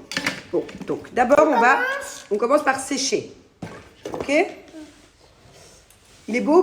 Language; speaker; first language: French; native; French